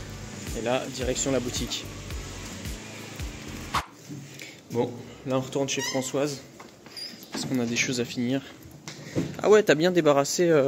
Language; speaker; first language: French; native; French